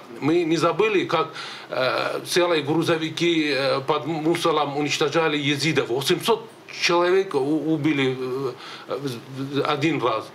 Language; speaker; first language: Russian; native; Russian